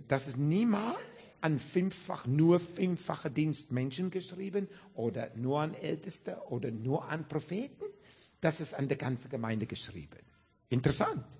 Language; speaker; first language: German; non-native, fluent; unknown